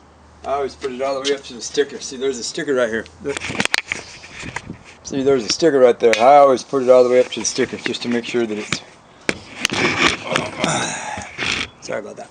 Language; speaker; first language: English; native; English